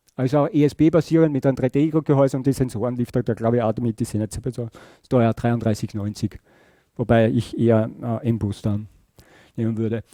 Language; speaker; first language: German; native; German